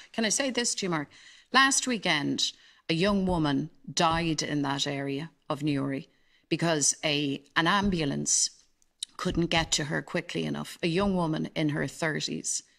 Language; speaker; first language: English; native; English